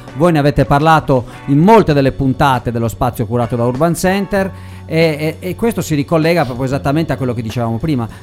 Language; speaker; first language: Italian; native; Italian